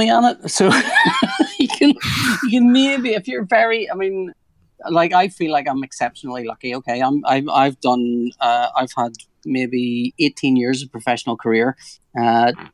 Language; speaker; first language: English; native; English